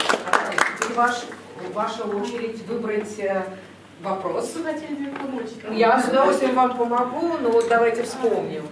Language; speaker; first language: Russian; native; Russian